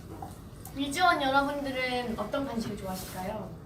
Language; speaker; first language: Korean; non-native, fluent; Japanese